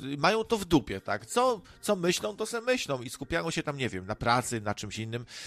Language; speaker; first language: Polish; native; Polish